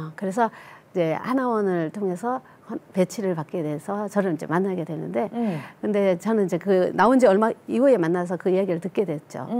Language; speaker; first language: Korean; native; Korean